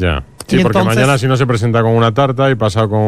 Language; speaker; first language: Spanish; native; Spanish